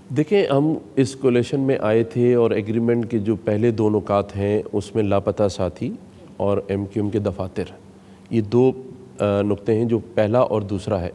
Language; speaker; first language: Urdu; native; Urdu